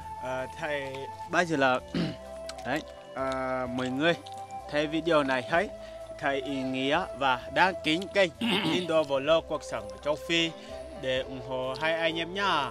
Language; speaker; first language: Vietnamese; non-native, fluent; Portuguese